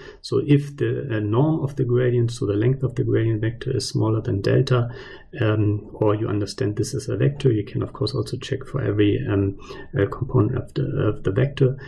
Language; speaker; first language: English; non-native, fluent; German